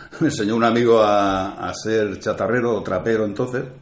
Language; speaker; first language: Spanish; native; Spanish